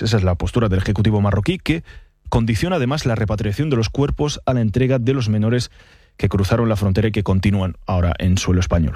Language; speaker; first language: Spanish; native; Spanish